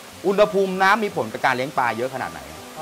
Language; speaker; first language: Thai; native; Thai